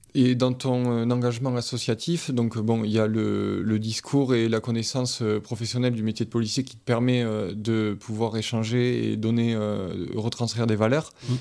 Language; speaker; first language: French; native; French